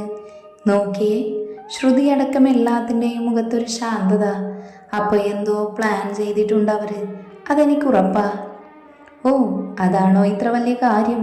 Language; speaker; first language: Malayalam; native; Malayalam